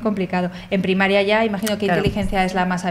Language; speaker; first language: Spanish; native; Spanish